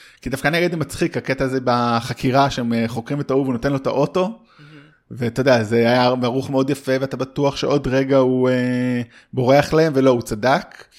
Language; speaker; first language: Hebrew; early bilingual, heritage; Hebrew